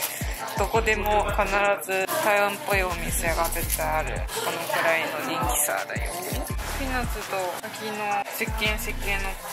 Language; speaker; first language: Japanese; non-native, fluent; Chinese